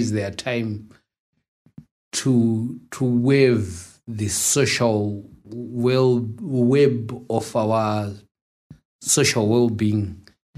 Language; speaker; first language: English; non-native, local second language; Shona